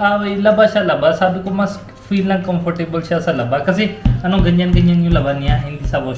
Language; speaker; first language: Filipino; non-native, learner; Hindi